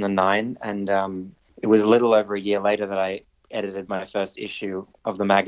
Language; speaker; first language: English; native; English